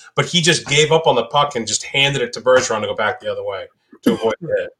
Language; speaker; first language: English; native; English